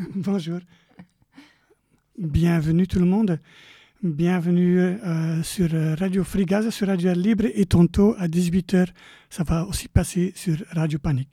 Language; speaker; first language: French; native; French